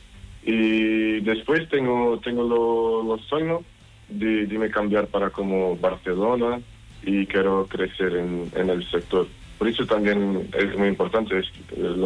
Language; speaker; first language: Spanish; non-native, learner; Portuguese